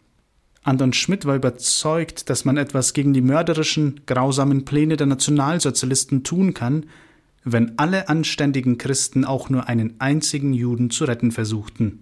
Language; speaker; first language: German; native; German